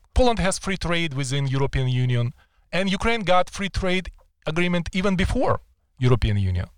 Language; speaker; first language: English; non-native, fluent; Ukrainian